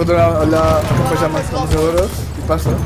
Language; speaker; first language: Catalan; native; Catalan